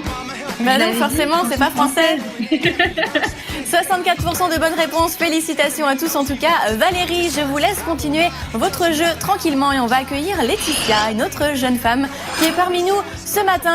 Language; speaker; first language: French; native; French